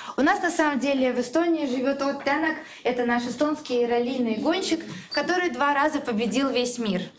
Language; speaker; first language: Russian; native; Russian